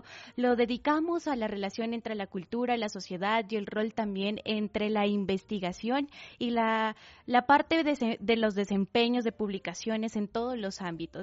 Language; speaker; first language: Spanish; native; Spanish